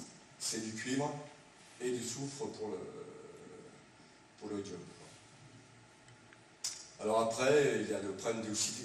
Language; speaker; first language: French; native; French